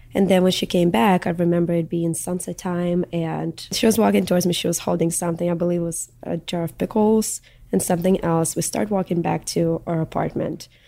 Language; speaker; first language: English; early bilingual, other home language; Russian